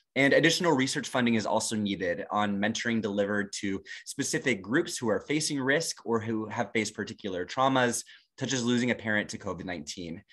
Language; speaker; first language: English; native; English